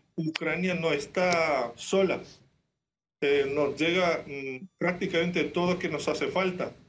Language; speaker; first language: Spanish; non-native, fluent; Ukrainian